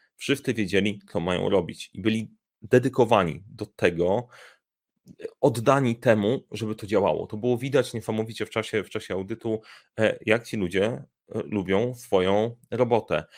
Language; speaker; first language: Polish; native; Polish